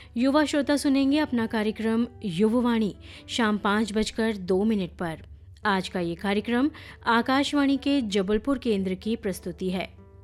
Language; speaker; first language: Hindi; native; Hindi